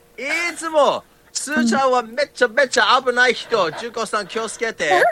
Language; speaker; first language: Japanese; non-native, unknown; English